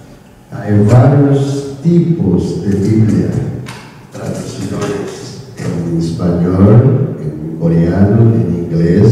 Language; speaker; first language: Spanish; non-native, learner; Korean